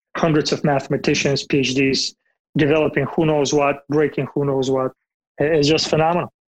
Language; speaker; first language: English; non-native, fluent; Bulgarian